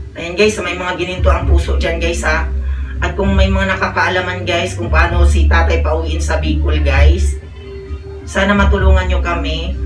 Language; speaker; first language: Filipino; native; Filipino